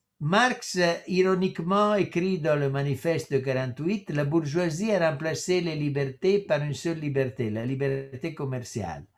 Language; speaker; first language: French; non-native, fluent; Italian